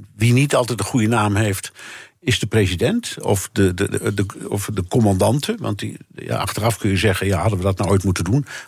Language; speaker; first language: Dutch; native; Dutch